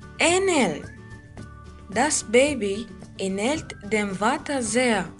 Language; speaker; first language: German; non-native, fluent; Arabic